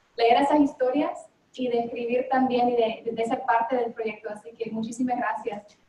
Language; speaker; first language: Spanish; non-native, fluent; English